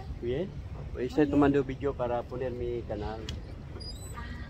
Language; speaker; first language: Spanish; non-native, learner; Filipino